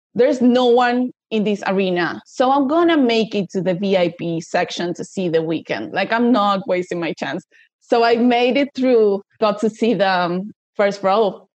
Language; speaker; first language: English; non-native, fluent; Spanish